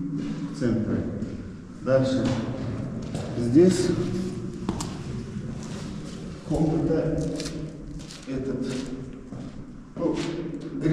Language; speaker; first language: Russian; non-native, learner; Turkish